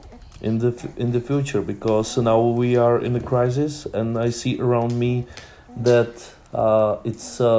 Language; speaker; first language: English; non-native, learner; Czech